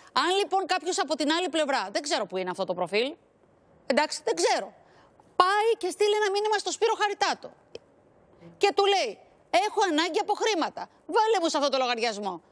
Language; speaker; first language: Greek; native; Greek